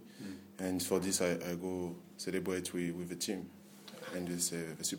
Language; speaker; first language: English; non-native, learner; French